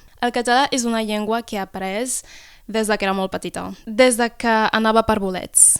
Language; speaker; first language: Catalan; non-native, local second language; French